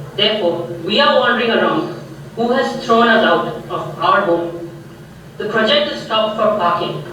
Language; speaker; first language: English; non-native, local second language; Punjabi